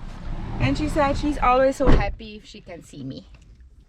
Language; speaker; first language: English; non-native, learner; Swiss German